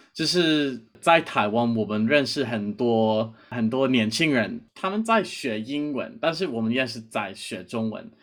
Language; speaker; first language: Chinese; non-native, fluent; English